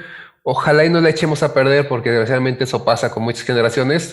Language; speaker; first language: Spanish; native; Spanish